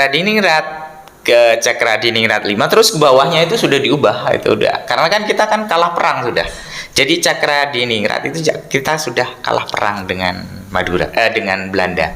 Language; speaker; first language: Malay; non-native, local second language; Madurese